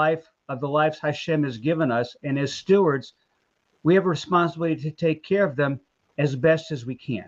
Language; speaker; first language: English; native; English